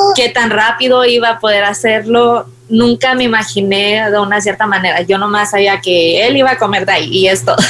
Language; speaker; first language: Spanish; early bilingual, heritage; Spanish